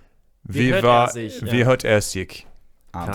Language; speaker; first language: German; non-native, learner; English